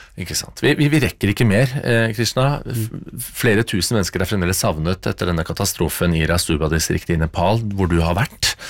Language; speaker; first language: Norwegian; native; Norwegian